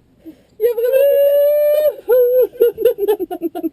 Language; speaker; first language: French; native; French